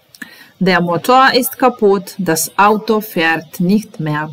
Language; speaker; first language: German; non-native, fluent; Serbian